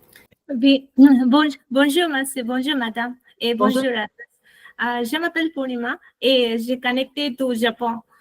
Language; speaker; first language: French; non-native, learner; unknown